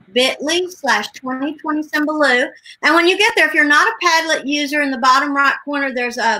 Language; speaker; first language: English; native; English